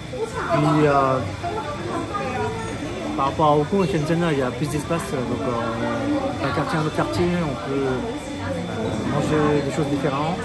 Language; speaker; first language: French; non-native, fluent; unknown